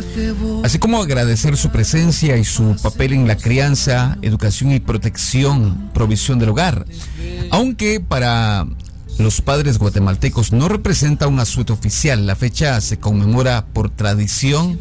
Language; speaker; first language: Spanish; native; Spanish